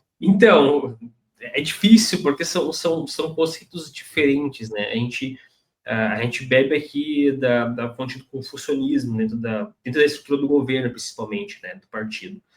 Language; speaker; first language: Portuguese; native; Portuguese